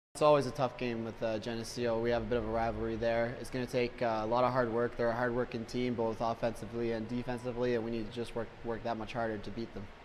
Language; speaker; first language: English; native; English